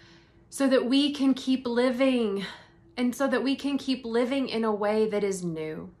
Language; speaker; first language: English; native; English